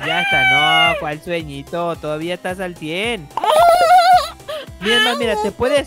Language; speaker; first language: Spanish; native; Spanish